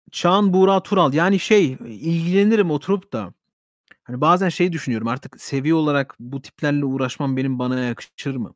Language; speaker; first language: Turkish; early bilingual, heritage; Turkish